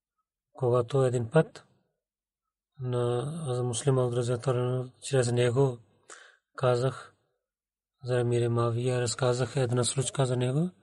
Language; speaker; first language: Bulgarian; non-native, learner; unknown